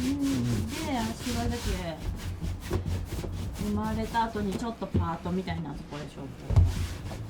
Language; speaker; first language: Japanese; native; Japanese